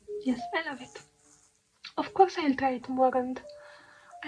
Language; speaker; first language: English; non-native, fluent; Romanian